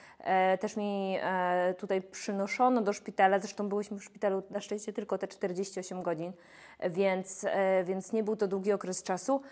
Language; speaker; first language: Polish; native; Polish